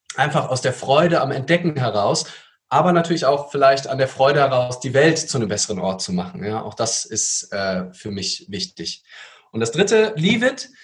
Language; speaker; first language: German; native; German